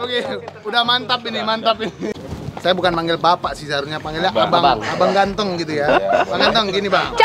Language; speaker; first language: Indonesian; native; Indonesian